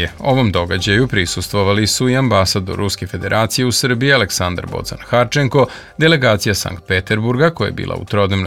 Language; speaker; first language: Serbian; native; Serbian